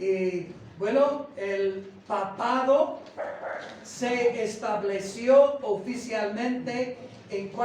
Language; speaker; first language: Spanish; non-native, fluent; English